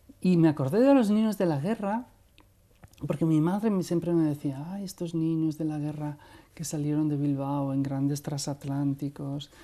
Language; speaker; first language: Spanish; non-native, local second language; Basque